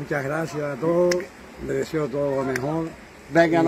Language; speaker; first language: Spanish; native; Spanish